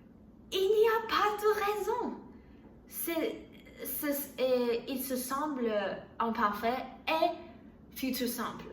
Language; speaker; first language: French; non-native, learner; Chinese